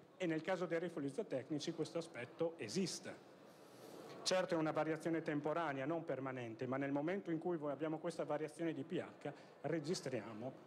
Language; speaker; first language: Italian; native; Italian